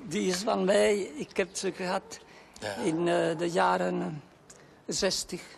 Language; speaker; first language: Dutch; non-native, local second language; French